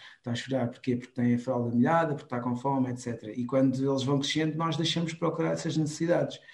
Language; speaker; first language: Portuguese; non-native, local second language; Kabuverdianu